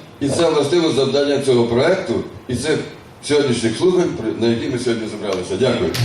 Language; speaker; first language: Ukrainian; native; Ukrainian